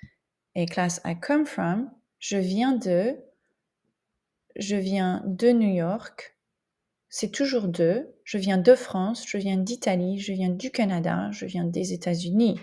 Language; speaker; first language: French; non-native, fluent; English